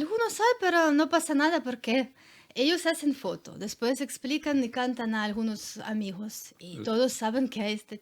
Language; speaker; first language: Spanish; non-native, learner; Ukrainian